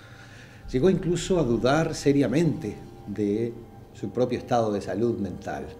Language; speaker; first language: Spanish; native; Spanish